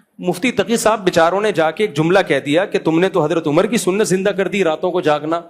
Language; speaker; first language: Urdu; native; Urdu